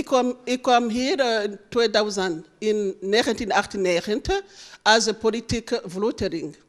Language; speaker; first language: Dutch; non-native, learner; Rundi